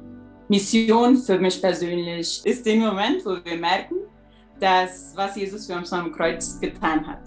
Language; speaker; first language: German; early bilingual, heritage; German